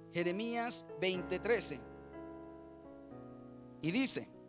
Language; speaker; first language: Spanish; native; Spanish